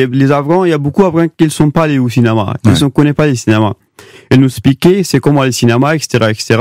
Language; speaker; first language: French; non-native, learner; Pashto